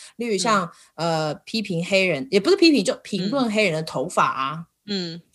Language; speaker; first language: Chinese; native; Chinese